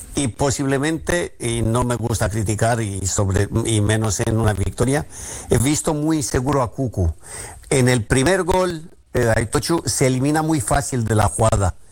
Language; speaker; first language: Spanish; non-native, fluent; Romanian